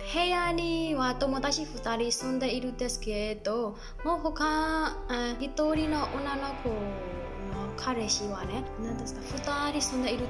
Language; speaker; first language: Japanese; non-native, learner; Burmese